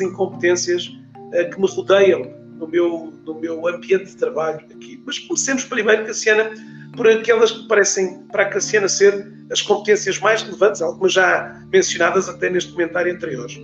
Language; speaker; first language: Portuguese; native; Portuguese